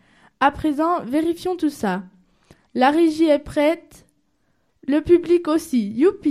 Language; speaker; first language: French; native; French